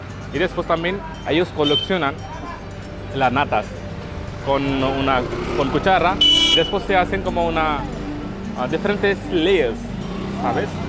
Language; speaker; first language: Spanish; non-native, fluent; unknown